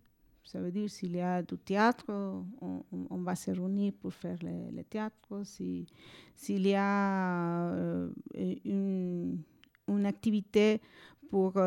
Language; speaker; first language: French; non-native, fluent; Spanish